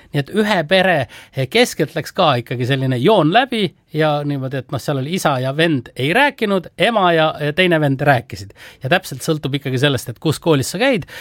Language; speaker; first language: Estonian; native; Estonian